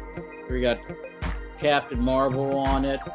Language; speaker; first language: English; native; English